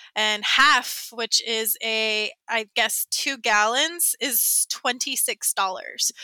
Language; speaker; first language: English; native; English